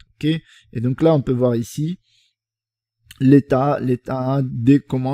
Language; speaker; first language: French; native; French